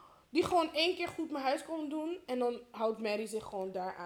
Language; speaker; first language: Dutch; early bilingual, heritage; Dutch